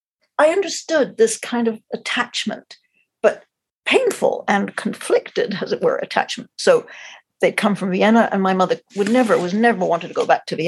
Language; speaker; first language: English; native; English